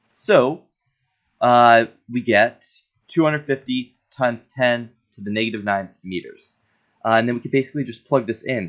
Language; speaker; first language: English; native; English